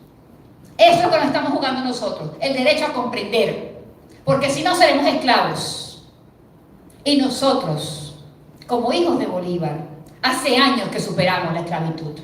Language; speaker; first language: Spanish; native; Spanish